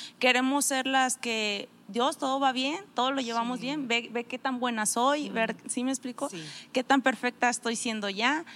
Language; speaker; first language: Spanish; native; Spanish